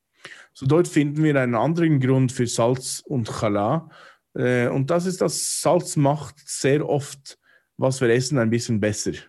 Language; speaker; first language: German; non-native, fluent; English